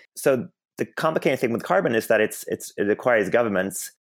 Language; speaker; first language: English; non-native, fluent; Swedish